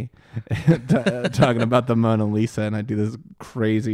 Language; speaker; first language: English; native; English